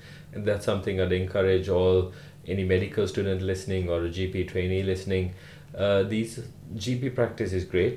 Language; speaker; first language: English; non-native, local second language; Sinhala